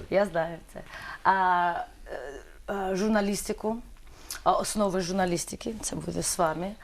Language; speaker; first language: Ukrainian; non-native, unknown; Russian